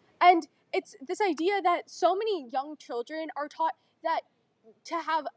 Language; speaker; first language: English; native; English